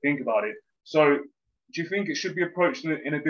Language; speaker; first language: English; native; English